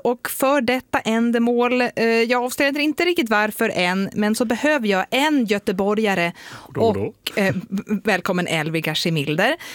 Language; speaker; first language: Swedish; native; Swedish